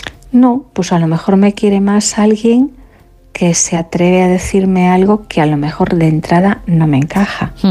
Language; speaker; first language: Spanish; native; Spanish